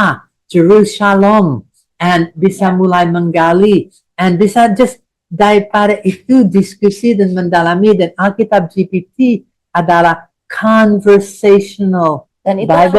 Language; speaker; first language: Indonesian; non-native, fluent; English